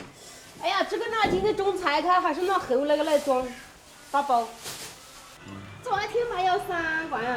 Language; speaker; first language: Chinese; native; Chinese